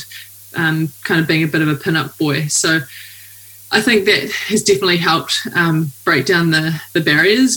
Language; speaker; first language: English; native; English